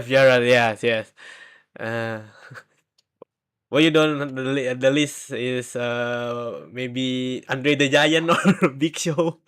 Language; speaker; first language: English; non-native, learner; Indonesian